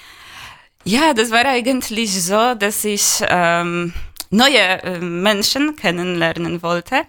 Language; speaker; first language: German; non-native, learner; Polish